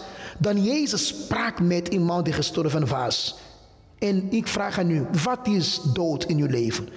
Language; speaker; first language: Dutch; non-native, fluent; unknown